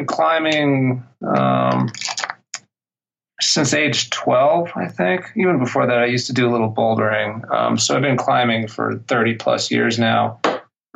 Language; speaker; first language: English; native; English